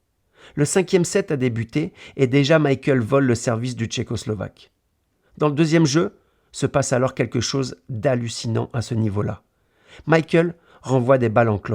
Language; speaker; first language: French; native; French